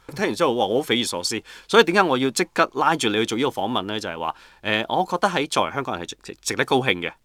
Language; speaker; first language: Cantonese; native; Cantonese